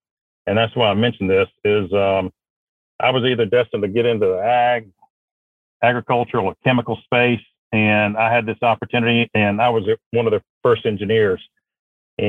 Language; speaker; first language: English; native; English